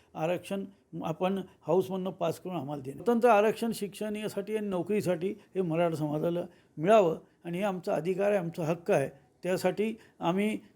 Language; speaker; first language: Marathi; native; Marathi